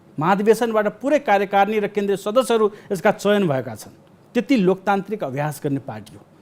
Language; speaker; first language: Nepali; non-native, local second language; Maithili